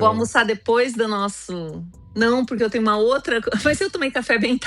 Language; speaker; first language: Portuguese; native; Portuguese